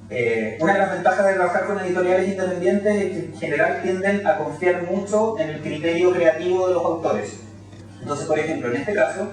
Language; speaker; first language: Spanish; native; Spanish